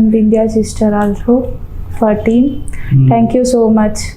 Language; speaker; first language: Kannada; non-native, local second language; Telugu